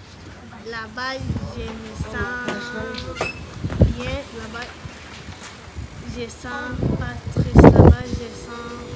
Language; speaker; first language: French; non-native, learner; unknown